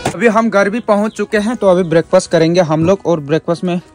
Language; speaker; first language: Hindi; non-native, local second language; Chakma